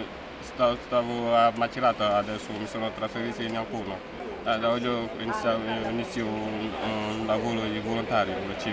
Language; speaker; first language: Italian; non-native, learner; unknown